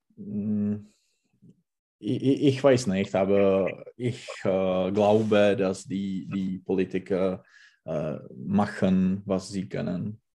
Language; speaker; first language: German; non-native, learner; Czech